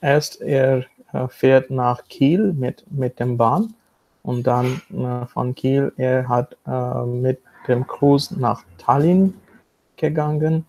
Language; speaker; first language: German; non-native, learner; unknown